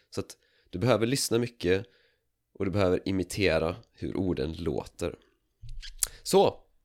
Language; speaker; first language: Swedish; native; Swedish